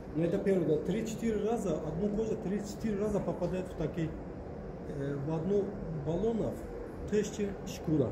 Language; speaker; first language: Russian; non-native, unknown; Turkish